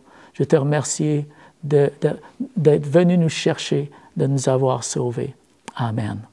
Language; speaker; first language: French; native; French